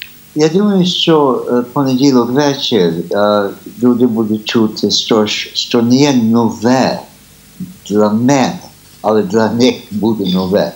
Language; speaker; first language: Ukrainian; early bilingual, heritage; Ukrainian